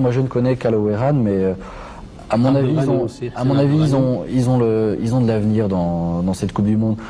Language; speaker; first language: French; native; French